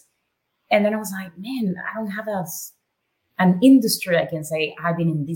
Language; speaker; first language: English; non-native, fluent; Spanish